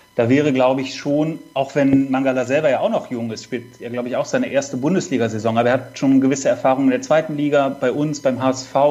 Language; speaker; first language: German; native; German